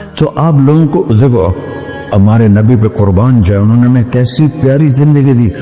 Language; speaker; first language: Urdu; non-native, local second language; Punjabi